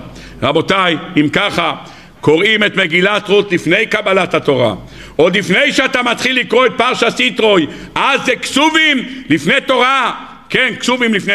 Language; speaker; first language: Hebrew; native; Hebrew